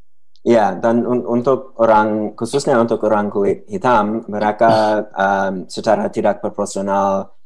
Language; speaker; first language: Indonesian; non-native, fluent; English